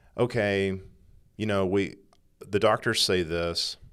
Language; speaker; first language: English; native; English